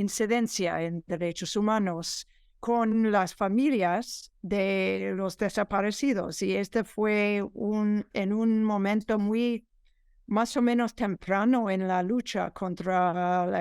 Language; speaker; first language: Spanish; non-native, fluent; English